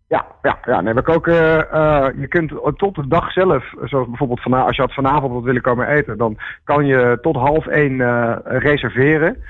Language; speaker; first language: Dutch; native; Dutch